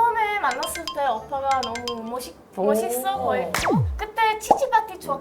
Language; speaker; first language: Korean; early bilingual, other home language; Italian